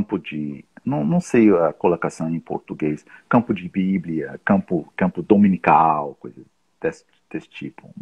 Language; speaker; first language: Portuguese; non-native, fluent; English